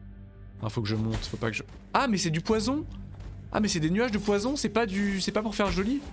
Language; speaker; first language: French; native; French